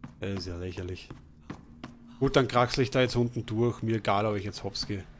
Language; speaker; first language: German; native; German